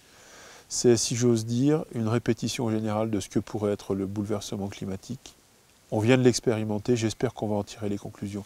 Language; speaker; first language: French; native; French